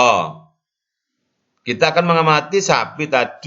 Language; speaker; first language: Indonesian; native; Indonesian